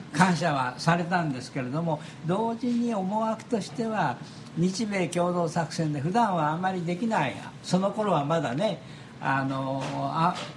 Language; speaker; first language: Japanese; native; Japanese